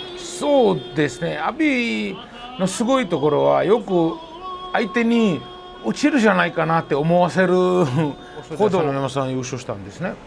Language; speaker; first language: Japanese; non-native, fluent; Georgian